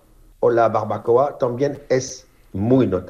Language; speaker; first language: Spanish; non-native, learner; French